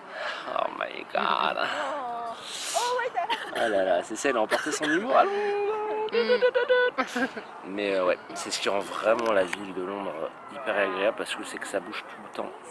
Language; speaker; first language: French; native; French